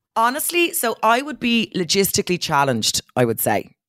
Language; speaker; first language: English; native; English